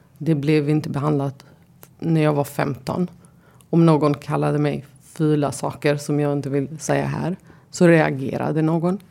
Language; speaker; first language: Swedish; early bilingual, other home language; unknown